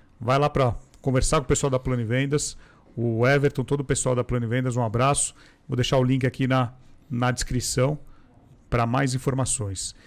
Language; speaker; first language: Portuguese; native; Portuguese